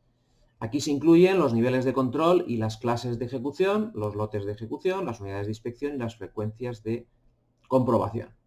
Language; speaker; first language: Spanish; native; Spanish